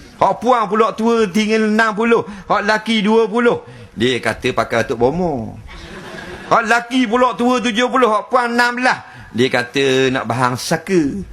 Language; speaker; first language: Malay; native; Malay